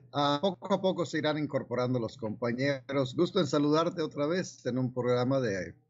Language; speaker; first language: Spanish; native; Spanish